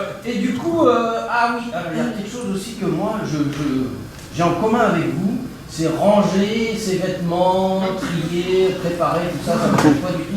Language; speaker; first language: French; native; French